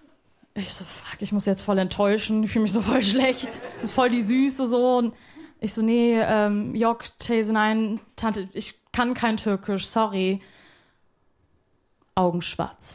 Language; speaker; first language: German; early bilingual, other home language; Arabic